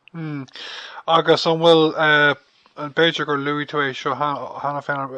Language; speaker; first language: Irish; non-native, local second language; English